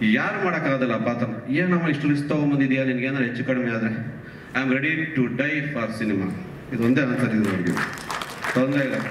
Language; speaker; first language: Kannada; native; Kannada